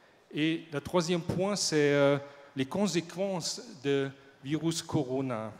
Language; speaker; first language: French; non-native, learner; German